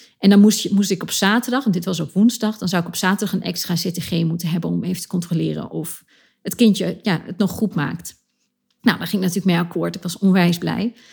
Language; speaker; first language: Dutch; native; Dutch